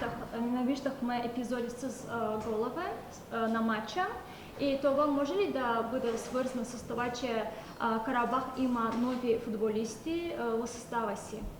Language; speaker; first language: Bulgarian; non-native, learner; Azerbaijani